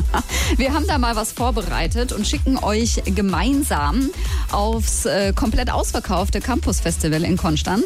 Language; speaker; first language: German; native; German